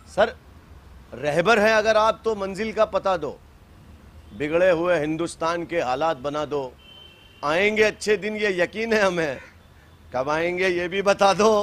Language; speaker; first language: Hindi; native; Hindi